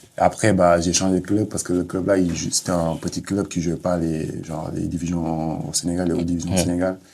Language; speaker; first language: French; non-native, local second language; Wolof